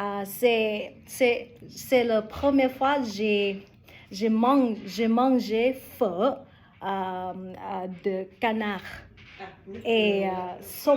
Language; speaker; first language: French; non-native, learner; Vietnamese